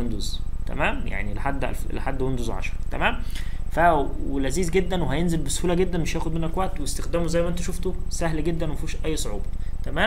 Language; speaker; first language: Arabic; native; Arabic